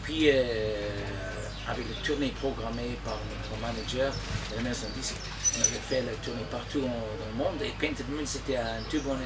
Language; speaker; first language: French; non-native, fluent; English